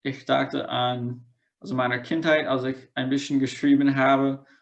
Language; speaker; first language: German; non-native, fluent; English